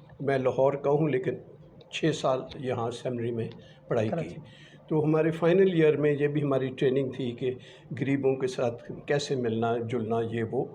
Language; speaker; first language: Urdu; native; Urdu